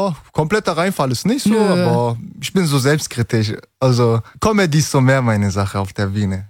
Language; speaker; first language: German; early bilingual, other home language; Turkish